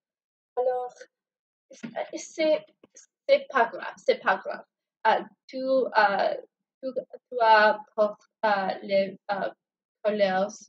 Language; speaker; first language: French; non-native, learner; English